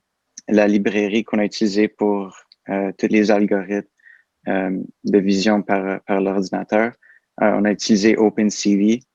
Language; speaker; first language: French; native; French